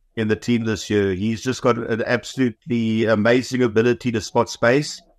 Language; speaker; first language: English; native; English